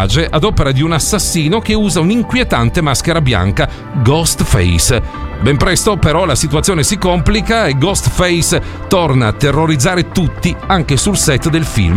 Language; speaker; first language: Italian; native; Italian